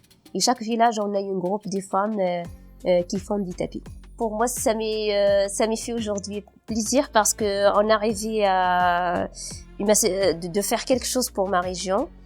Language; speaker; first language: French; non-native, local second language; Berber languages